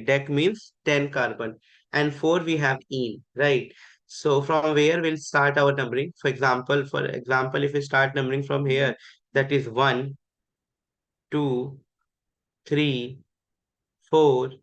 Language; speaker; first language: English; non-native, local second language; Hindi